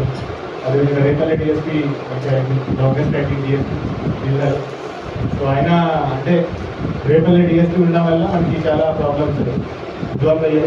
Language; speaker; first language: Telugu; native; Telugu